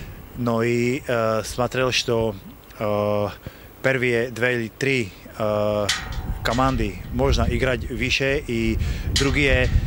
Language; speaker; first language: Russian; non-native, learner; Slovak